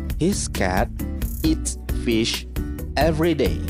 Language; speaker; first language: English; non-native, learner; Indonesian